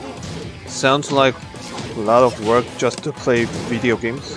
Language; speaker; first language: English; non-native, learner; Korean